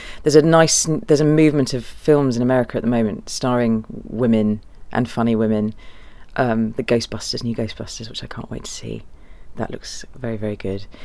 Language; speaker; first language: English; early bilingual, other home language; German